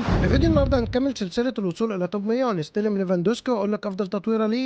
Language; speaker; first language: Arabic; native; Arabic